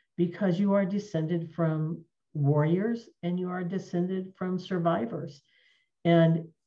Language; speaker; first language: English; native; English